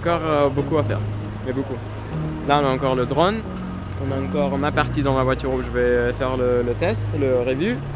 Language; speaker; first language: French; non-native, fluent; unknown